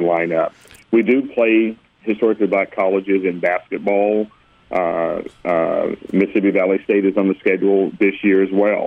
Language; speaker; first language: English; native; English